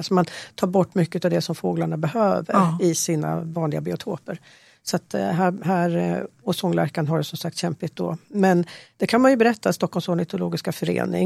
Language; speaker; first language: Swedish; native; Swedish